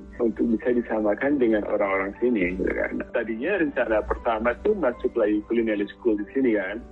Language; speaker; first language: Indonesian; native; Indonesian